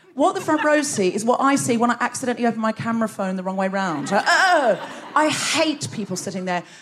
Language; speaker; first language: English; native; English